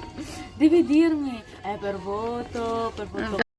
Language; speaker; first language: Italian; early bilingual, other home language; Filipino